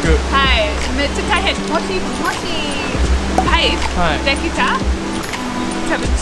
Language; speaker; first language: Japanese; non-native, learner; English